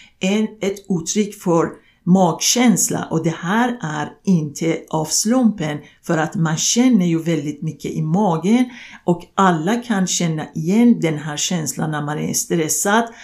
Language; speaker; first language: Swedish; non-native, fluent; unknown